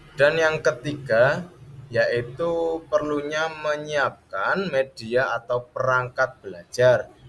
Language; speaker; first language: Indonesian; native; Indonesian